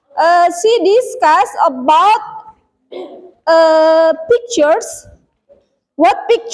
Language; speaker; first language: English; non-native, fluent; Indonesian